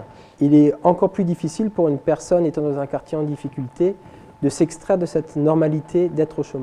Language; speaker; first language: French; native; French